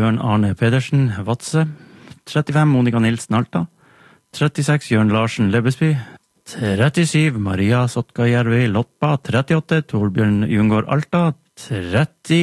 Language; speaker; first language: Norwegian; native; Norwegian